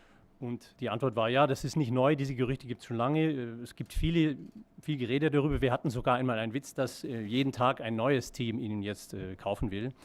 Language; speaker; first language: German; native; German